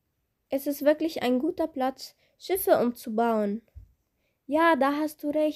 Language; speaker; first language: German; non-native, fluent; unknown